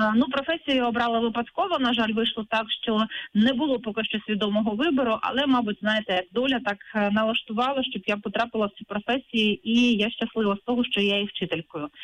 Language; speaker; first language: Ukrainian; non-native, local second language; Russian